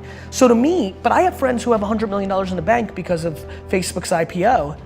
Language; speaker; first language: English; early bilingual, other home language; Russian